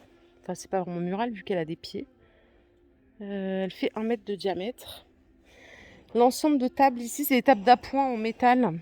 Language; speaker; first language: French; native; French